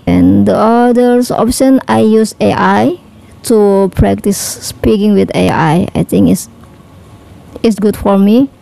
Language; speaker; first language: English; non-native, learner; Indonesian